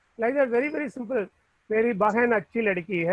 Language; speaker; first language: Hindi; non-native, learner; Tamil